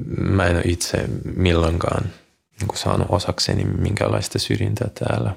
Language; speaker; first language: Finnish; non-native, fluent; Russian